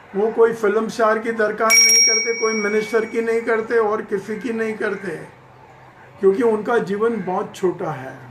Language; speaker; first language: Hindi; non-native, local second language; Gujarati